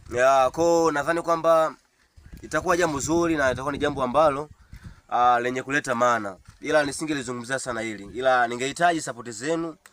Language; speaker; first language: Swahili; native; Swahili